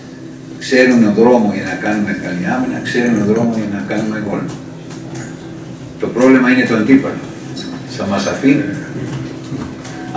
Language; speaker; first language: Greek; non-native, learner; Spanish